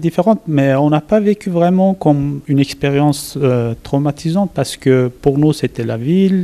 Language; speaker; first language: French; non-native, fluent; Turkish